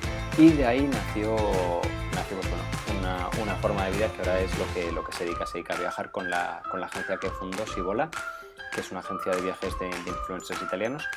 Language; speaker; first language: Spanish; native; Spanish